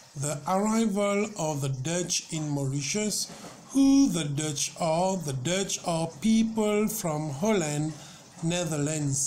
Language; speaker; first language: English; non-native, local second language; Morisyen